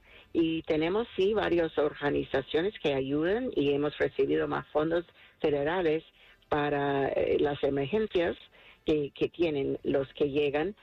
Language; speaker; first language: Spanish; non-native, fluent; English